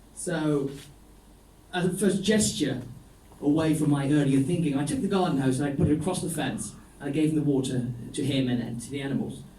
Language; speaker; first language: English; non-native, fluent; Dutch